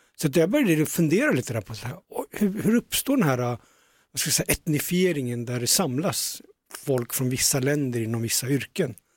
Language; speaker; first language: Swedish; early bilingual, other home language; Punjabi